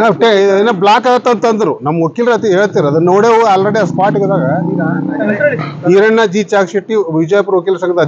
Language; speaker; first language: Kannada; native; Kannada